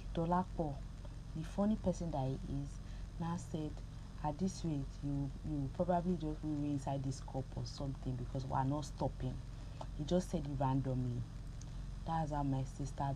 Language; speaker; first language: English; non-native, local second language; Yoruba